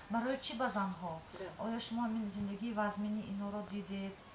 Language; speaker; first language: Persian; native; Persian